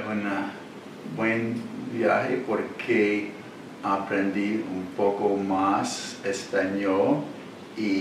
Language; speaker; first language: Spanish; non-native, learner; English